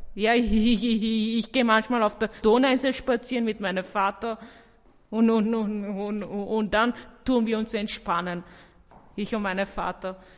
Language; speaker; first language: German; early bilingual, other home language; Persian